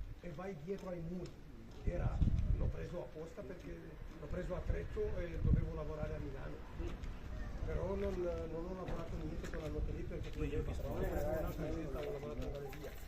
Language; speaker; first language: Italian; non-native, fluent; Punjabi